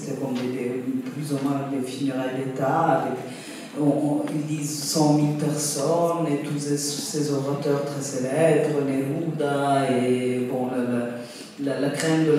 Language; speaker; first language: French; non-native, fluent; Italian